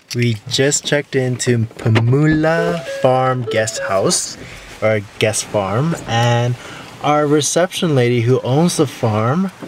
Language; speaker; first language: English; native; English